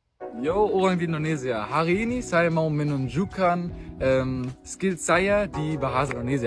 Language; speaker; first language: Indonesian; non-native, learner; German